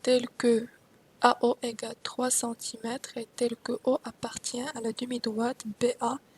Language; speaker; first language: French; non-native, local second language; Arabic